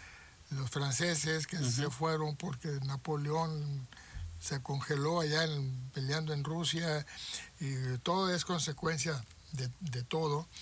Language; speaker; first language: Spanish; native; Spanish